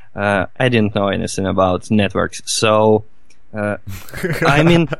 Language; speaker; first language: English; non-native, fluent; Russian